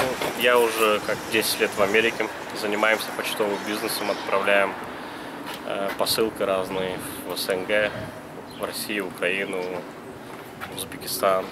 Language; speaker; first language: Russian; non-native, local second language; Uzbek